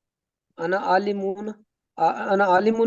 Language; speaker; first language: Arabic; non-native, learner; Urdu